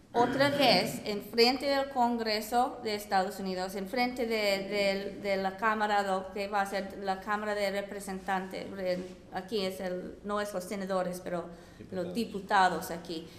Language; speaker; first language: Spanish; non-native, fluent; English